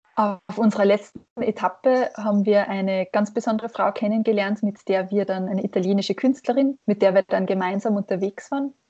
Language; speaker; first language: German; native; German